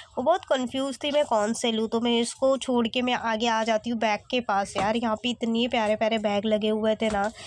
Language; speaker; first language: Hindi; native; Hindi